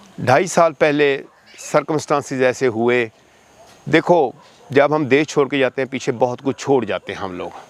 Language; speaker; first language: Hindi; non-native, local second language; Punjabi